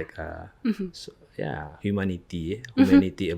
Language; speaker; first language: English; non-native, learner; Indonesian